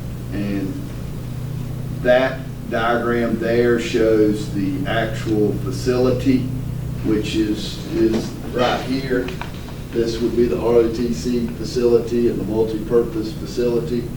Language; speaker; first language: English; native; English